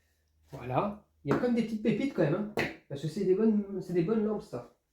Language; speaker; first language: French; native; French